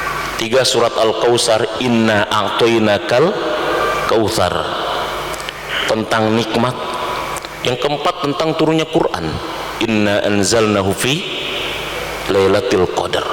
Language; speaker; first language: Indonesian; native; Indonesian